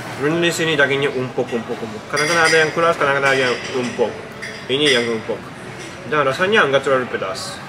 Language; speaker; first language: Indonesian; non-native, fluent; Japanese